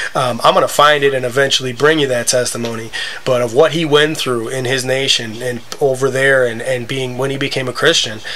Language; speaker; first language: English; native; English